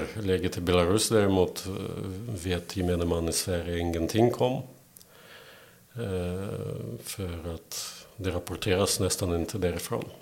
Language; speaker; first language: Swedish; non-native, fluent; Belarusian